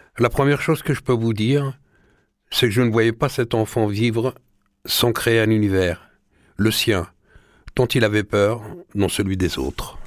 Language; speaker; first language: French; early bilingual, other home language; Arabic